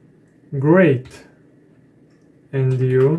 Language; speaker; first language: English; non-native, learner; Russian